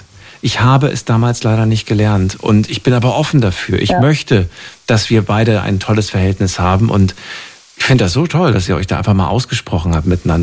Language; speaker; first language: German; native; German